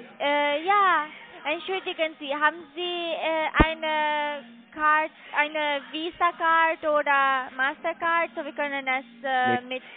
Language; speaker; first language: German; non-native, learner; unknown